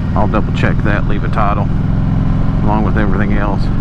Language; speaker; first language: English; native; English